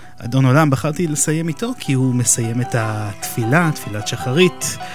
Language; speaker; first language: Hebrew; native; Hebrew